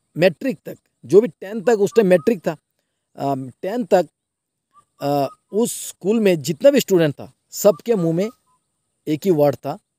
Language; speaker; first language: Hindi; non-native, local second language; Bangla